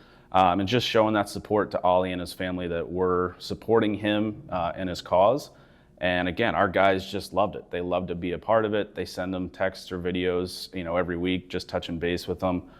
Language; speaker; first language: English; native; English